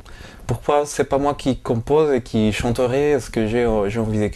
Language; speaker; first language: French; non-native, fluent; Spanish